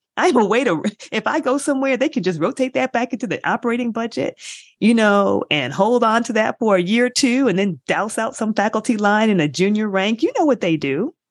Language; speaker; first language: English; native; English